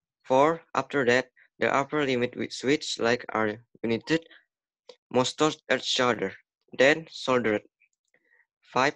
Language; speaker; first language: English; non-native, learner; Indonesian